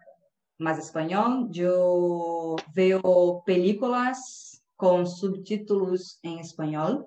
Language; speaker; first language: Spanish; non-native, learner; Portuguese